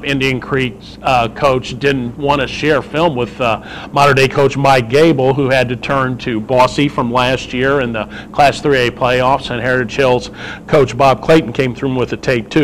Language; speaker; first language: English; native; English